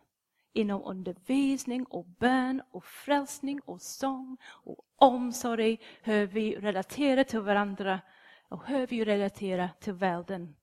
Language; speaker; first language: Swedish; non-native, fluent; English